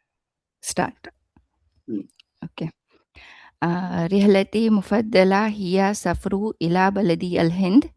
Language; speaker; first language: Arabic; non-native, learner; Hindi